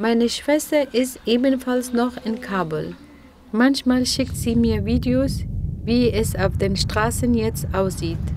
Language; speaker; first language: German; non-native, fluent; Persian